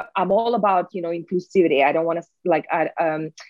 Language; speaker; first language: English; non-native, fluent; Russian